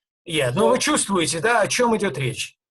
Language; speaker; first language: Russian; native; Russian